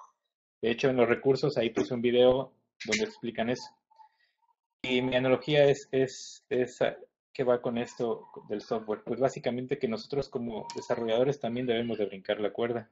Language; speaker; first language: Spanish; native; Spanish